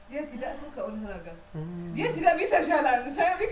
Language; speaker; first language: Indonesian; non-native, learner; Arabic